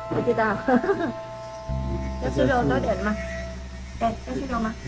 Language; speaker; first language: Chinese; non-native, fluent; Vietnamese